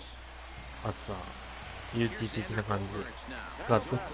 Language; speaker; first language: Japanese; native; Japanese